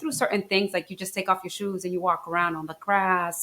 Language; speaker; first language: English; native; English